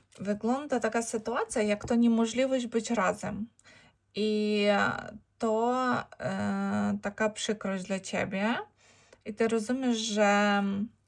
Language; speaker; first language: Polish; non-native, learner; Ukrainian